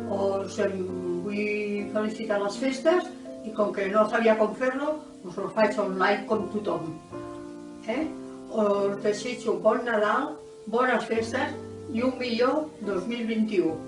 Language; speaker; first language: Catalan; non-native, local second language; Spanish